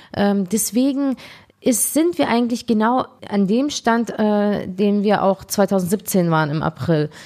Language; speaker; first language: German; early bilingual, other home language; Turkish